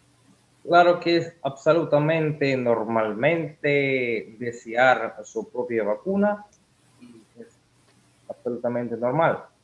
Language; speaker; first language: Spanish; non-native, learner; Russian